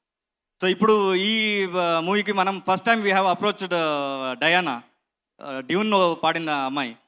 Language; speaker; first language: Telugu; non-native, learner; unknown